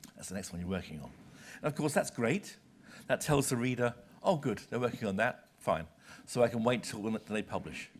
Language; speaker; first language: English; native; English